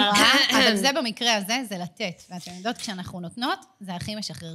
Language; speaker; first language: Hebrew; native; Hebrew